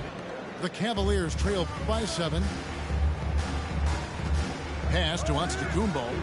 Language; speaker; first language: English; native; English